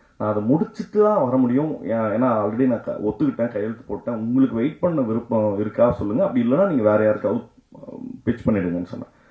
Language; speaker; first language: Tamil; native; Tamil